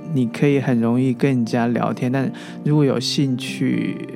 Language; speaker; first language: Chinese; native; Chinese